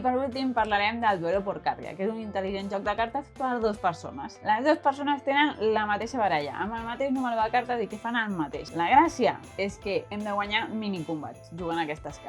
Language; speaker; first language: Catalan; native; Catalan